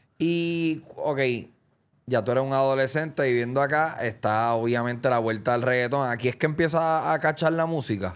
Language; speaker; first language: Spanish; native; Spanish